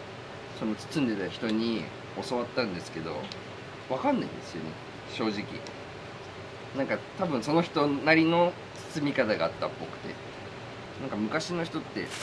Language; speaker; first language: Japanese; native; Japanese